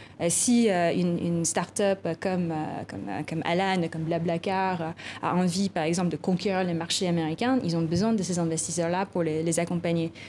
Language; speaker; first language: French; non-native, fluent; Filipino